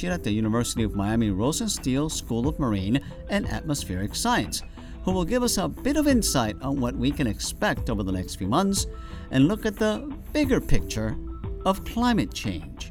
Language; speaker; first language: English; native; English